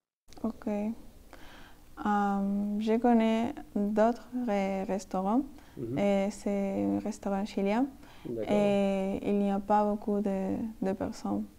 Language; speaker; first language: French; non-native, learner; Spanish